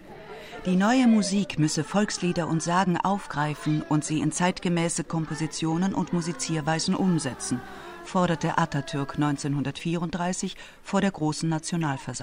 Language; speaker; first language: German; native; German